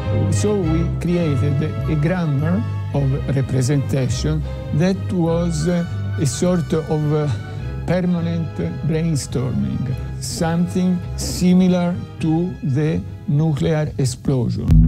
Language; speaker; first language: English; non-native, fluent; Italian